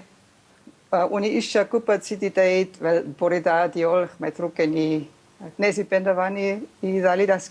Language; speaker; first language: Welsh; non-native, learner; German